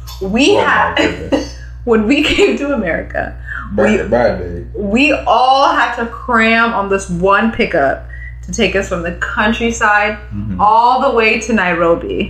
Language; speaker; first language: English; non-native, local second language; Swahili